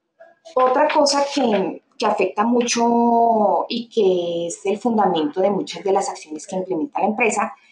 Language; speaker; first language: Spanish; native; Spanish